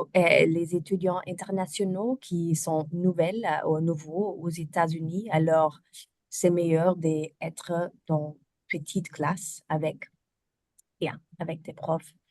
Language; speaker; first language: French; non-native, learner; German